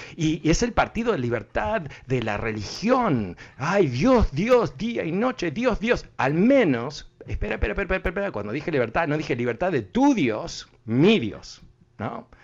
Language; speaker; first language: Spanish; early bilingual, heritage; Spanish